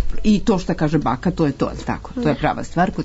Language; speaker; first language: Serbian; native; Serbian